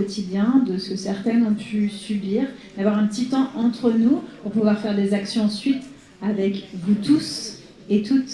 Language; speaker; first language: French; native; French